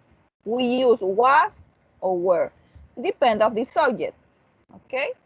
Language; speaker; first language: English; non-native, learner; Spanish